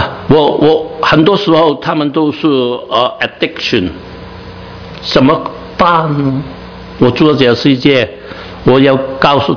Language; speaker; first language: Chinese; non-native, learner; Cantonese